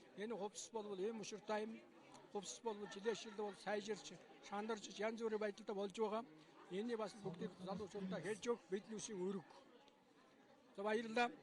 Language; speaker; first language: Mongolian; non-native, local second language; Kazakh